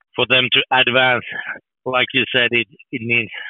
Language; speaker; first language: English; non-native, fluent; Finnish